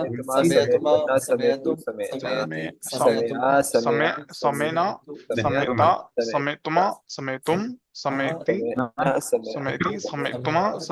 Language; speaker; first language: Arabic; non-native, learner; Urdu